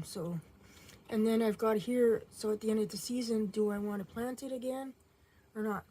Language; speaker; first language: English; native; English